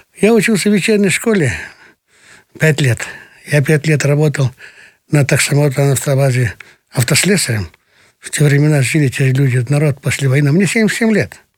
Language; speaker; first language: Russian; non-native, local second language; Kyrgyz